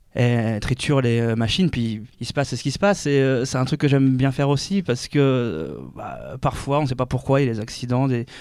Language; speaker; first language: French; native; French